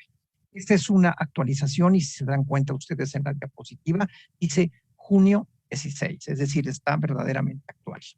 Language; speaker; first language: Spanish; native; Spanish